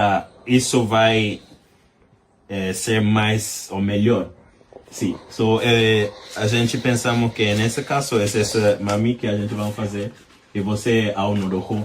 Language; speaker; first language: Portuguese; non-native, learner; English